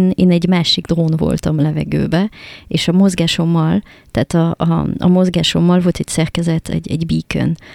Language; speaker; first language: Hungarian; non-native, fluent; French